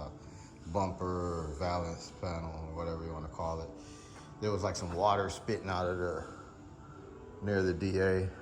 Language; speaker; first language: English; native; English